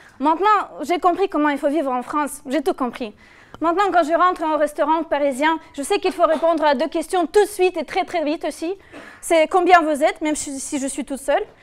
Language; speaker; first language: French; non-native, fluent; Russian